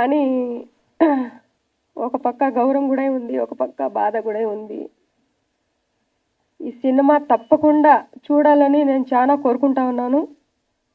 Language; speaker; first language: Telugu; non-native, local second language; Lambadi